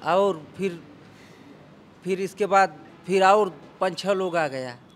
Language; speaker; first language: Hindi; native; Hindi